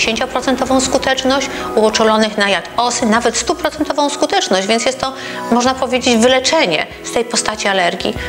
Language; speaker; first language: Polish; native; Polish